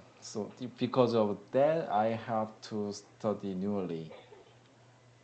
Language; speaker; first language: English; non-native, learner; Korean